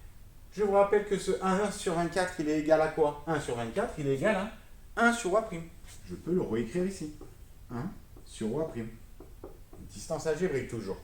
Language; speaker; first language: French; native; French